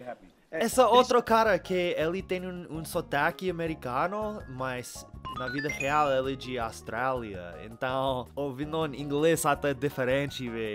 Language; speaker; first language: Portuguese; non-native, fluent; English